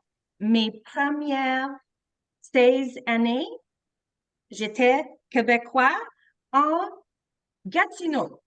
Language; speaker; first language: French; non-native, local second language; English